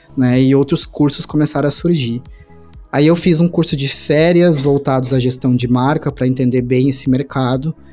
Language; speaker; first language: Portuguese; native; Portuguese